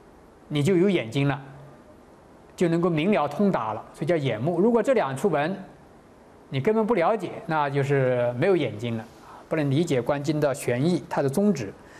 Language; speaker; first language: Chinese; native; Chinese